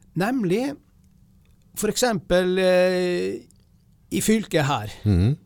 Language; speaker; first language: Norwegian; native; Norwegian